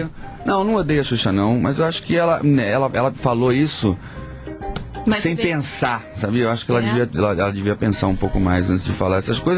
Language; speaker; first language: Portuguese; native; Portuguese